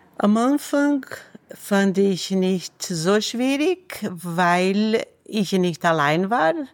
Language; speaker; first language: German; non-native, fluent; Portuguese